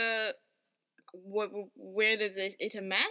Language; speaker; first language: English; non-native, fluent; Chinese